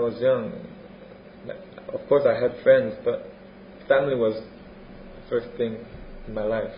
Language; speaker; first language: English; non-native, fluent; Korean